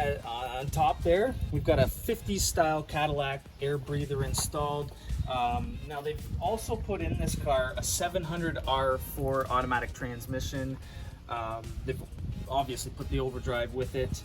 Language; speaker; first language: English; native; English